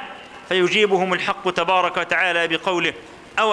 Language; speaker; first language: Arabic; native; Arabic